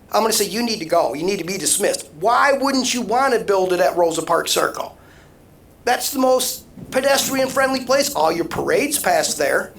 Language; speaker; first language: English; native; English